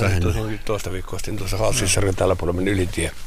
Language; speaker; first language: Finnish; native; Finnish